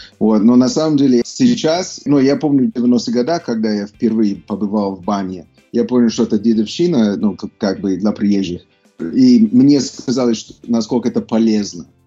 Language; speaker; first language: Russian; non-native, fluent; English